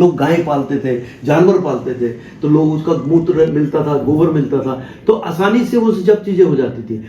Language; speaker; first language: Hindi; non-native, local second language; Marathi